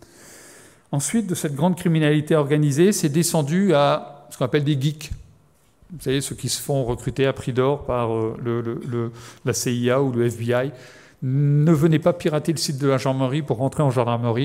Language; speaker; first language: French; native; French